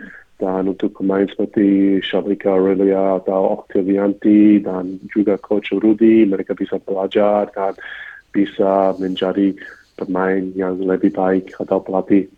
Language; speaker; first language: Indonesian; non-native, fluent; English